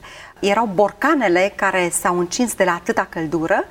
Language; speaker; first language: Romanian; native; Romanian